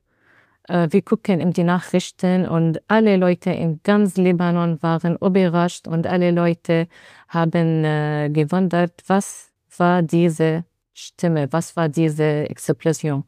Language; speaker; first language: German; non-native, learner; Arabic